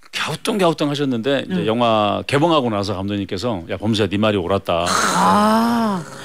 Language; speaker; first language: Korean; native; Korean